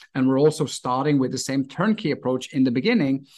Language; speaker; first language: English; non-native, fluent; Norwegian